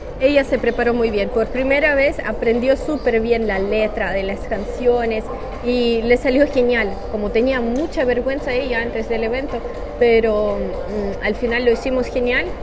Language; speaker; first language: Spanish; non-native, fluent; Russian